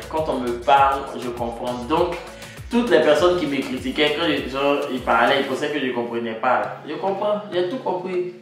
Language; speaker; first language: French; native; French